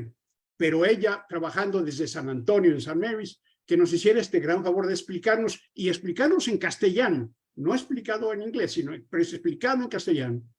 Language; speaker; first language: Spanish; native; Spanish